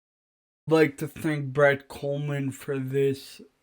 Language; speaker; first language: English; native; English